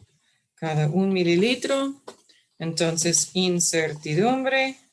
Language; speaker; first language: Spanish; non-native, fluent; English